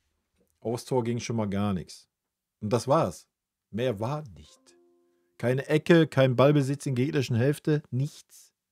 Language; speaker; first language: German; native; German